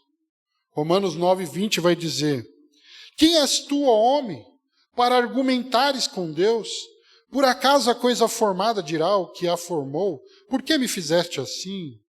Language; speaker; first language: Portuguese; native; Portuguese